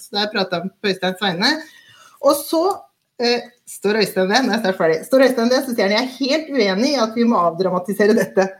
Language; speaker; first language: Norwegian; native; Norwegian